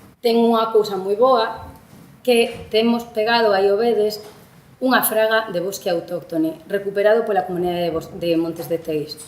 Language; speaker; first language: Galician; non-native, local second language; Spanish